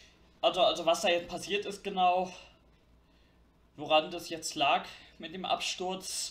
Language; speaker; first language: German; native; German